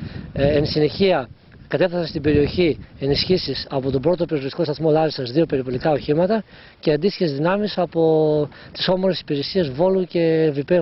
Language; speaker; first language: Greek; native; Greek